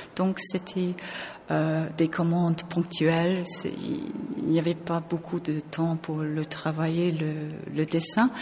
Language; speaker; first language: French; non-native, fluent; English